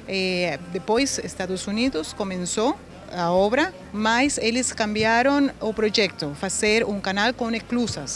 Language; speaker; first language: Portuguese; non-native, learner; Spanish